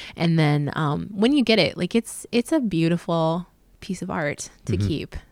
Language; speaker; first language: English; native; English